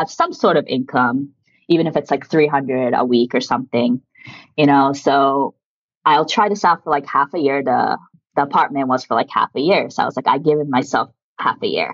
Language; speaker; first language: English; early bilingual, other home language; Japanese